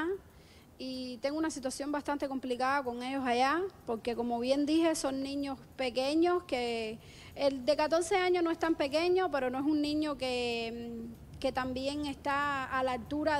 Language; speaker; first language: Spanish; native; Spanish